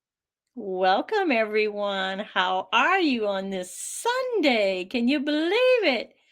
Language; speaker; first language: English; native; English